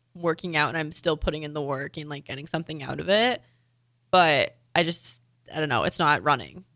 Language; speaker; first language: English; native; English